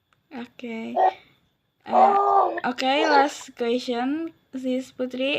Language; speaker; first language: English; non-native, learner; Indonesian